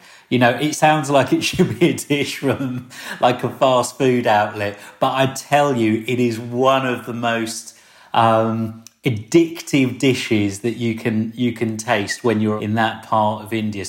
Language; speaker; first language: English; native; English